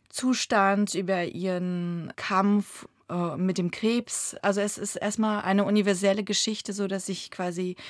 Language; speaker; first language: German; early bilingual, other home language; Russian